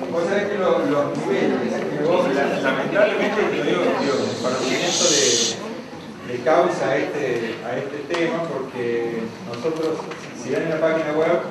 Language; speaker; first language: Spanish; native; Spanish